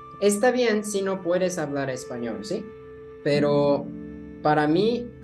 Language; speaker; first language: Spanish; non-native, learner; Japanese